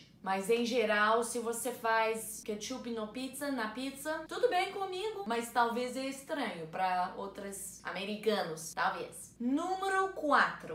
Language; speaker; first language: Portuguese; non-native, learner; English